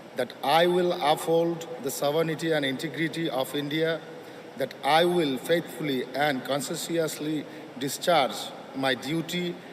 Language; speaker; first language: English; non-native, local second language; Bangla